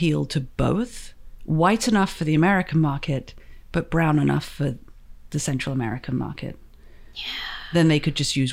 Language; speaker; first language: English; native; English